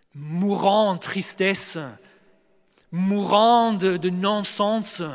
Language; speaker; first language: French; non-native, fluent; English